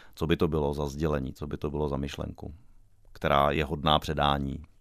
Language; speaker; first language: Czech; native; Czech